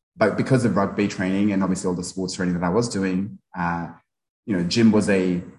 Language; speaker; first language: English; early bilingual, other home language; Nepali